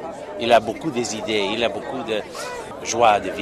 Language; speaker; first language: French; non-native, learner; English